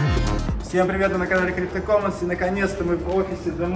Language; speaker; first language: Russian; native; Russian